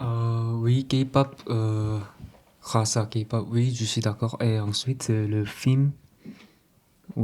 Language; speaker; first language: French; non-native, learner; Korean